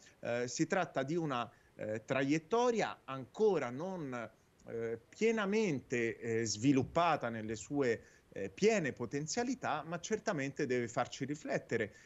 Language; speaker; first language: Italian; native; Italian